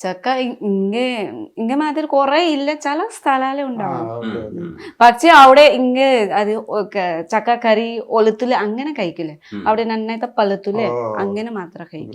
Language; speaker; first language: Malayalam; non-native, learner; Nepali